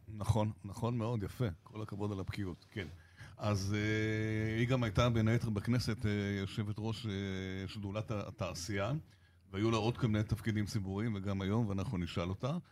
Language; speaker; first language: Hebrew; native; Hebrew